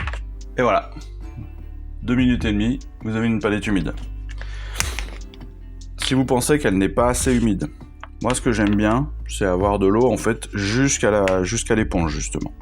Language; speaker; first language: French; native; French